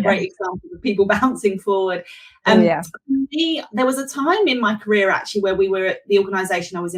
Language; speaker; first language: English; native; English